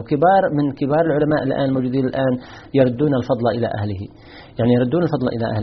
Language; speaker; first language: Arabic; native; Arabic